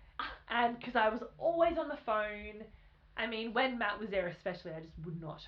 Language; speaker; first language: English; native; English